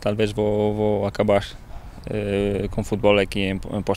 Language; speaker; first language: Portuguese; non-native, learner; Polish